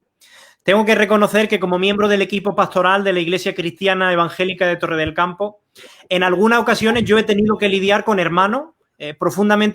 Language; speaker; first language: Spanish; native; Spanish